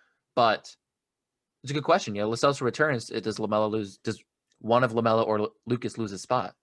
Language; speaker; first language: English; native; English